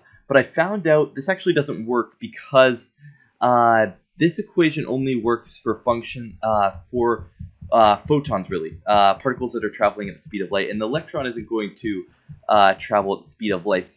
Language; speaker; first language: English; native; English